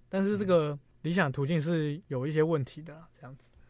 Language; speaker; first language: Chinese; native; Chinese